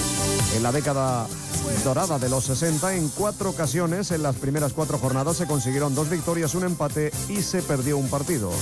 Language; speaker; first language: Spanish; native; Spanish